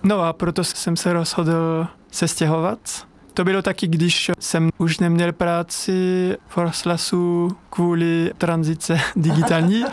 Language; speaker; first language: Czech; non-native, learner; French